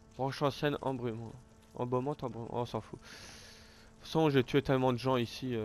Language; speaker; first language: French; native; French